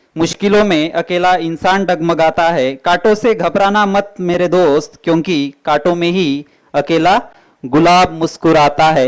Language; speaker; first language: Hindi; non-native, local second language; Marathi